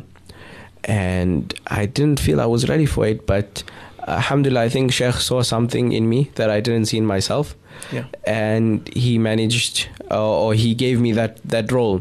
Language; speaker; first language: English; native; English